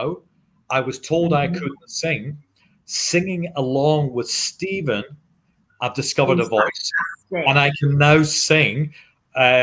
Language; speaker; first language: English; native; English